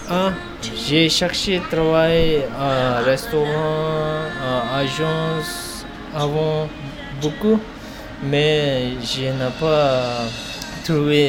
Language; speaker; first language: French; non-native, learner; Tibetan